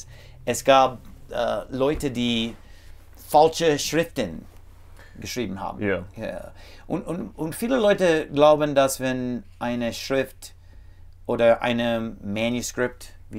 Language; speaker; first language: German; non-native, fluent; English